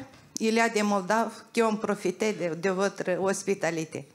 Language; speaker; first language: French; non-native, fluent; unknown